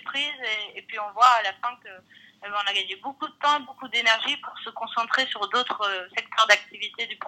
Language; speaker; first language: French; native; French